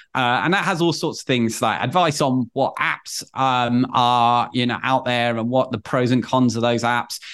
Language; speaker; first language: English; native; English